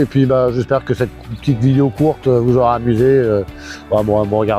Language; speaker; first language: French; native; French